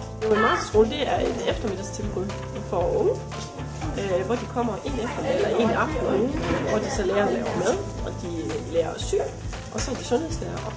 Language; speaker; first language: Danish; native; Danish